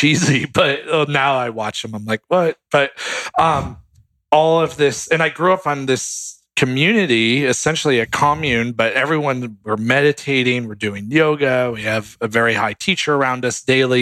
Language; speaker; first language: English; native; English